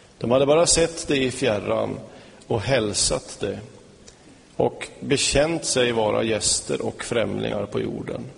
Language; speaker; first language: Swedish; native; Swedish